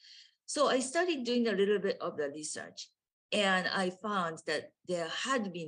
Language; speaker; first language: English; non-native, fluent; Japanese